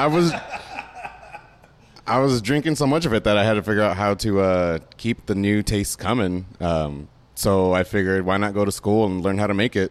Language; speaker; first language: English; native; English